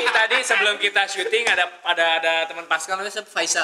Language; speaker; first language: Indonesian; native; Indonesian